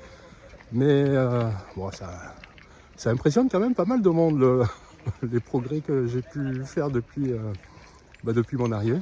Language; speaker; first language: French; native; French